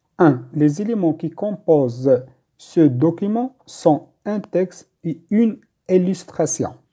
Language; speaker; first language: French; non-native, local second language; Arabic